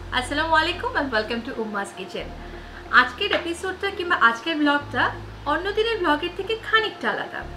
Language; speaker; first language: Bangla; native; Bangla